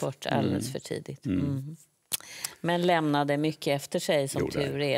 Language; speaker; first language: Swedish; native; Swedish